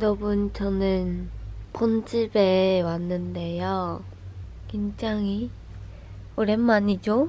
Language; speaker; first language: Korean; non-native, fluent; Japanese